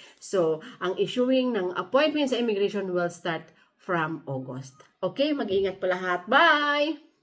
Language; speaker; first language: Filipino; native; Filipino